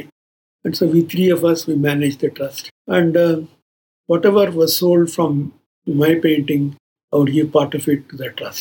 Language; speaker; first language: English; non-native, local second language; Kannada